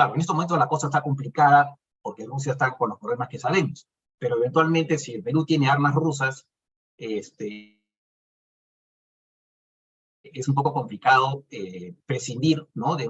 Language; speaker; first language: Spanish; native; Spanish